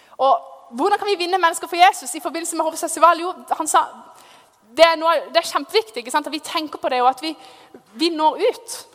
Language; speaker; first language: Norwegian; native; Norwegian